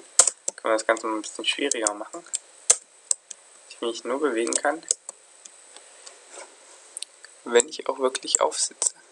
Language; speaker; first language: German; native; German